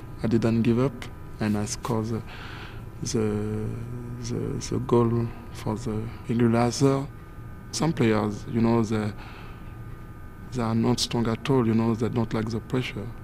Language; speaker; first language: English; non-native, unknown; French